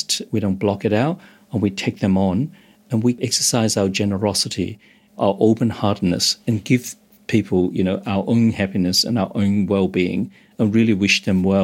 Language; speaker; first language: English; non-native, local second language; Cantonese